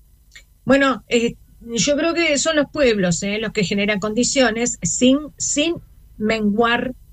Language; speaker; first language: Spanish; native; Spanish